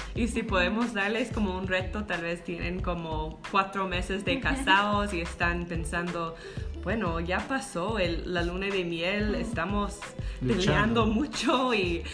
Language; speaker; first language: Spanish; non-native, fluent; English